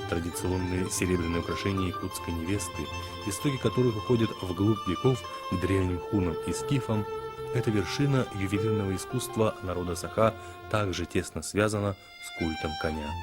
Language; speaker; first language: Russian; native; Russian